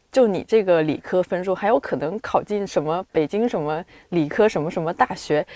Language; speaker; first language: Chinese; native; Chinese